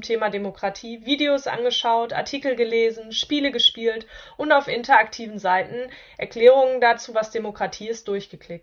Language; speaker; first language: German; native; German